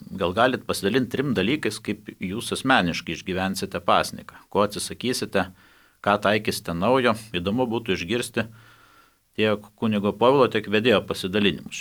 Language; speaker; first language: Lithuanian; native; Lithuanian